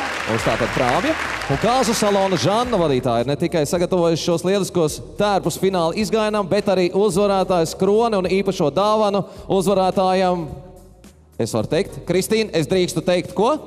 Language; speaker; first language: Latvian; native; Latvian